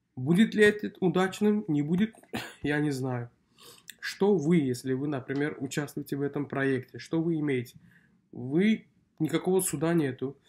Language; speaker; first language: Russian; non-native, local second language; Uzbek